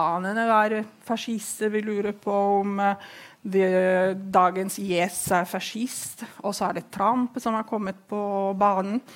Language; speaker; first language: Norwegian; non-native, fluent; Italian